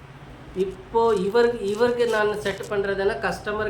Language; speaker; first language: Tamil; non-native, local second language; Urdu